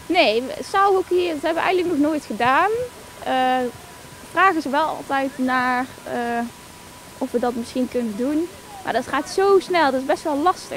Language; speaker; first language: Dutch; native; Dutch